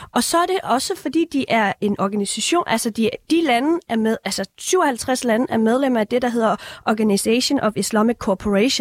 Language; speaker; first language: Danish; early bilingual, other home language; Persian